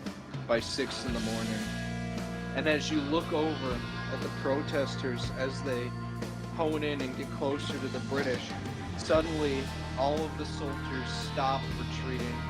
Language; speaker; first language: English; native; English